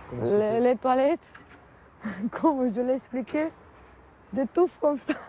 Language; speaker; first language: French; non-native, learner; Romanian